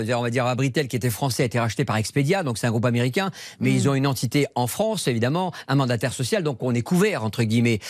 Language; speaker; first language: French; native; French